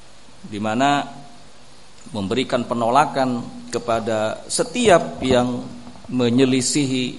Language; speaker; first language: Indonesian; native; Indonesian